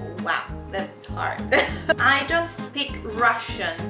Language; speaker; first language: English; non-native, fluent; Italian